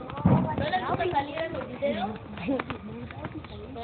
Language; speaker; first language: Spanish; native; Spanish